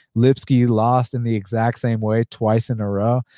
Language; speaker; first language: English; early bilingual, other home language; Spanish